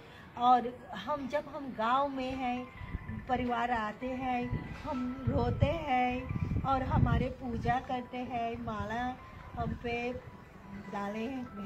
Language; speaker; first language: Hindi; early bilingual, heritage; Hindi